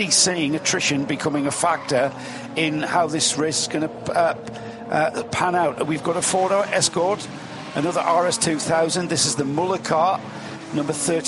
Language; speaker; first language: English; native; English